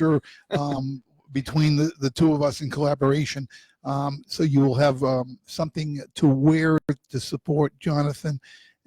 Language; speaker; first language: English; native; English